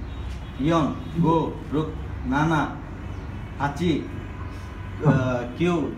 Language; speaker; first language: Japanese; non-native, learner; Bangla